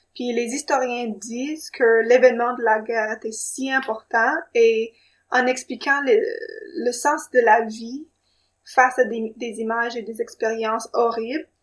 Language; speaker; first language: French; non-native, local second language; English